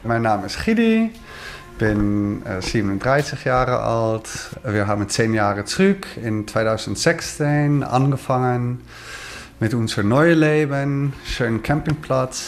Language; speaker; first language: German; non-native, learner; Dutch